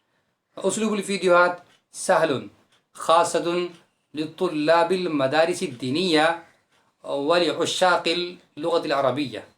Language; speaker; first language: Arabic; non-native, fluent; Urdu